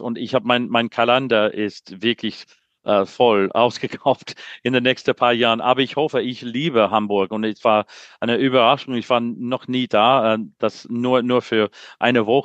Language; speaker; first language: German; non-native, learner; English